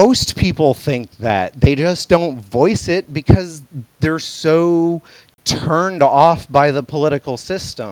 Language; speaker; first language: English; native; English